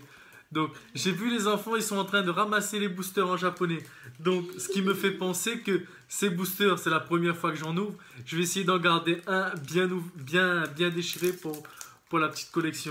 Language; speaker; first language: French; native; French